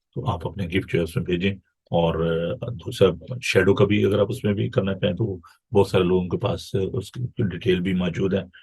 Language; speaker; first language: Urdu; native; Urdu